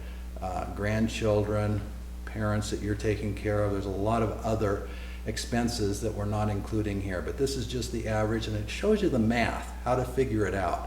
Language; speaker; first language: English; native; English